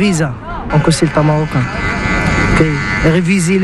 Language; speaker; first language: French; non-native, learner; Arabic